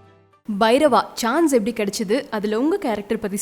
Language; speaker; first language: Tamil; native; Tamil